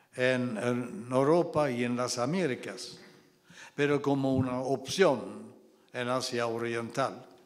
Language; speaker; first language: Spanish; non-native, fluent; Swedish